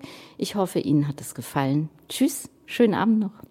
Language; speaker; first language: German; native; German